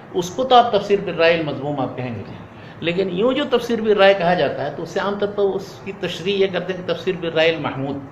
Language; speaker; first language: Urdu; native; Urdu